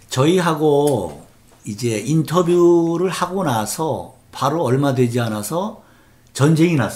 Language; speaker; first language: Korean; native; Korean